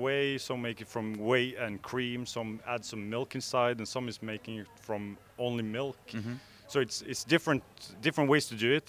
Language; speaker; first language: English; non-native, fluent; Norwegian